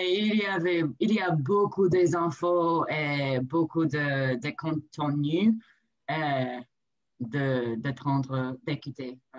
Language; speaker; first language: French; non-native, learner; English